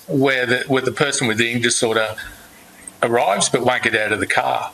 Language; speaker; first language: English; native; English